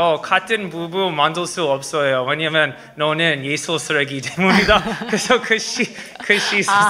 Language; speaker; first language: Korean; non-native, learner; English